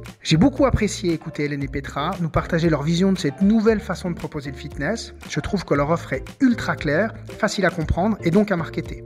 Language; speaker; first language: French; native; French